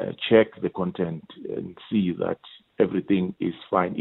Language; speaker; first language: English; non-native, local second language; Swati